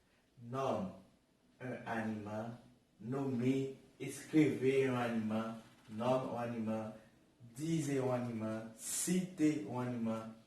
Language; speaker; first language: French; non-native, learner; Portuguese